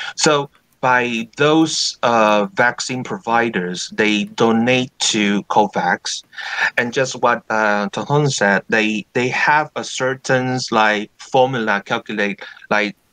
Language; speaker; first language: English; non-native, fluent; Vietnamese